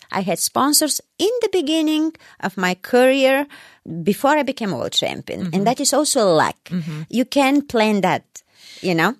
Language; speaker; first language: English; non-native, fluent; Bulgarian